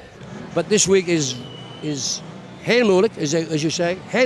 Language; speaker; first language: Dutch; non-native, learner; English